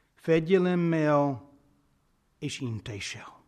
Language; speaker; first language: Hungarian; non-native, fluent; English